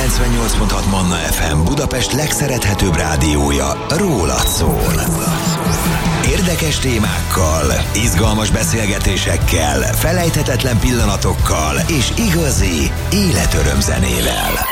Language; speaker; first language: Hungarian; native; Hungarian